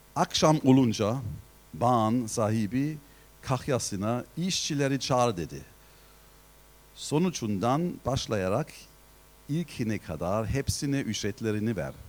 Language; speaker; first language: Turkish; non-native, fluent; German